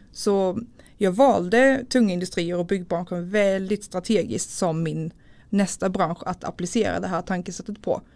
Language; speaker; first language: Swedish; native; Swedish